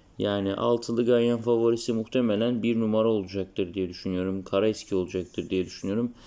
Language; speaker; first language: Turkish; native; Turkish